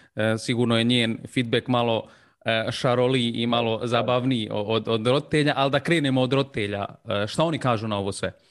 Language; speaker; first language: Croatian; early bilingual, heritage; Bosnian